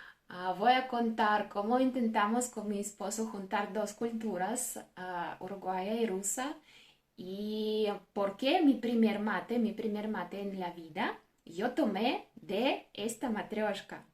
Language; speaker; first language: Spanish; non-native, fluent; Russian